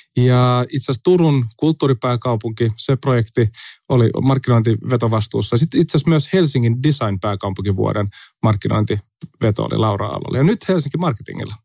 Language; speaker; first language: Finnish; native; Finnish